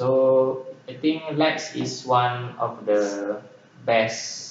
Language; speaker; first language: English; non-native, local second language; Malay